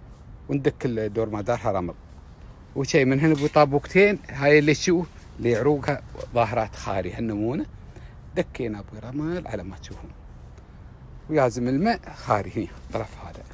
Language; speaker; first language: Arabic; native; Arabic